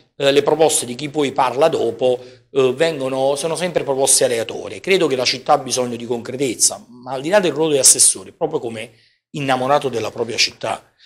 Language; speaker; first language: Italian; native; Italian